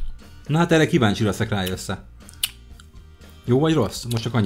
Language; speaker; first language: Hungarian; native; Hungarian